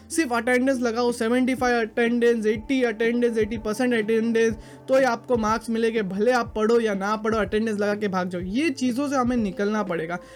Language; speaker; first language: Hindi; native; Hindi